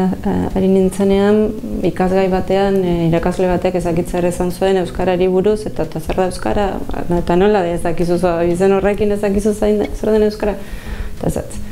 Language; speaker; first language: Basque; non-native, fluent; Spanish